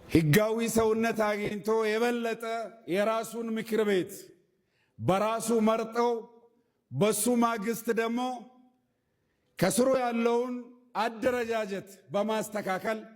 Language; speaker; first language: Amharic; non-native, local second language; Oromo